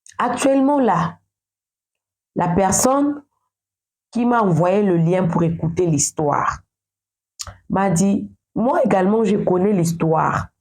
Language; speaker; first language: French; non-native, local second language; Lingala